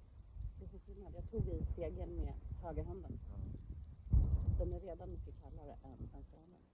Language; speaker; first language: Swedish; native; Swedish